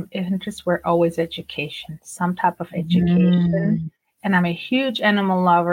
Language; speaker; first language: English; non-native, fluent; Turkish